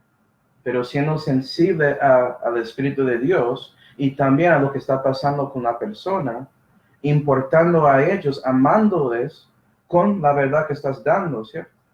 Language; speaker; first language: Spanish; non-native, fluent; English